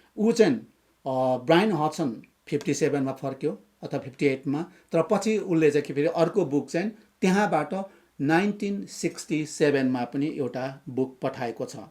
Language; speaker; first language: Nepali; non-native, local second language; Limbu